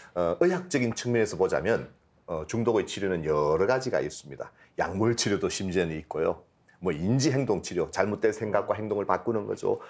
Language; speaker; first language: Korean; native; Korean